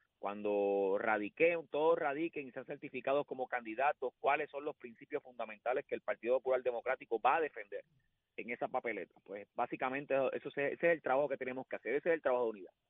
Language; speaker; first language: Spanish; native; Spanish